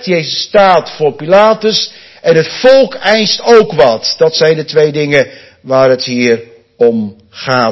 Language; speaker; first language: Dutch; native; Dutch